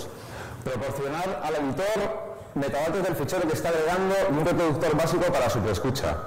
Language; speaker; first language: Spanish; native; Spanish